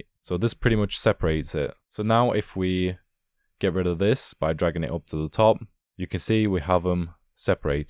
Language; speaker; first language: English; native; English